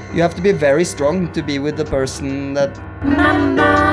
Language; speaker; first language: English; non-native, fluent; Norwegian